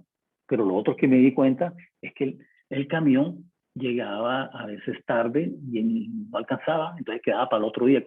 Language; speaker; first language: Spanish; native; Spanish